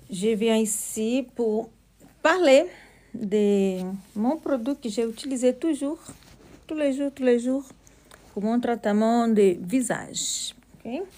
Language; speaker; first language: French; non-native, learner; Portuguese